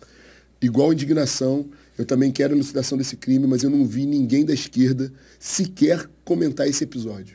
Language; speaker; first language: Portuguese; native; Portuguese